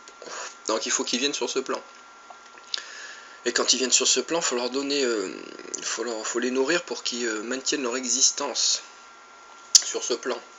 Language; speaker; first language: French; native; French